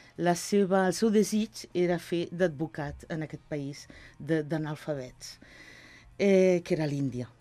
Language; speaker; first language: Catalan; non-native, local second language; Spanish